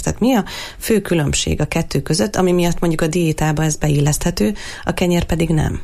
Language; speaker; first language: Hungarian; native; Hungarian